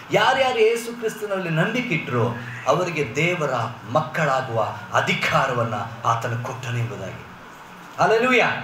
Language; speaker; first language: Kannada; native; Kannada